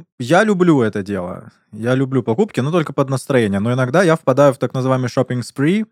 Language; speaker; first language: Russian; native; Russian